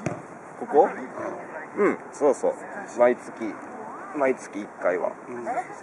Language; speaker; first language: Japanese; native; Japanese